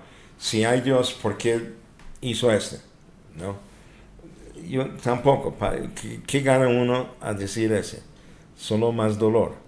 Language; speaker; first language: Spanish; non-native, fluent; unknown